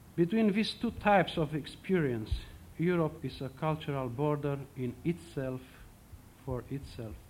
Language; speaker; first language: English; non-native, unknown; Romanian